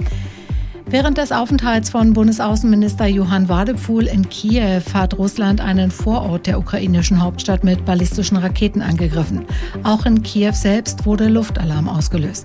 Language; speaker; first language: German; native; German